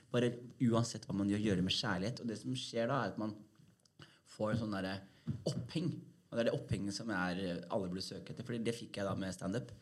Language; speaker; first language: Norwegian; early bilingual, other home language; Somali